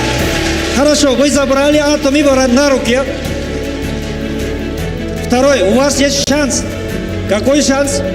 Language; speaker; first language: Russian; non-native, learner; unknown